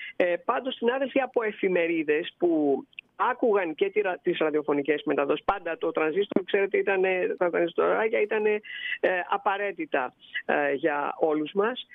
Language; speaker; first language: Greek; native; Greek